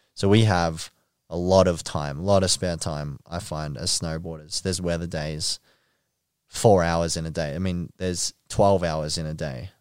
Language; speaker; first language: English; native; English